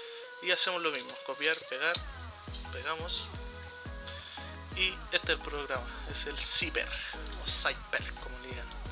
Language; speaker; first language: Spanish; native; Spanish